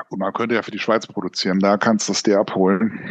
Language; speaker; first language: German; native; German